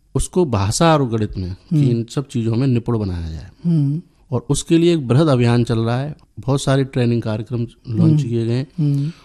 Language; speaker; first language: Hindi; native; Hindi